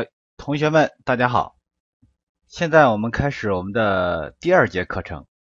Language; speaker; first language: Chinese; native; Chinese